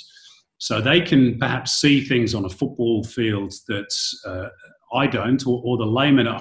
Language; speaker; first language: English; native; English